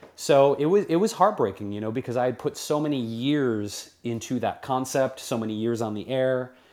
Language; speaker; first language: English; native; English